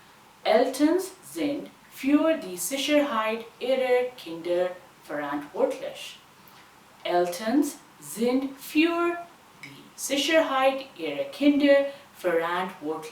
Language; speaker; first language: German; non-native, fluent; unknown